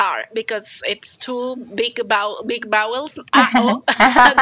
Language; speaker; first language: English; non-native, fluent; Spanish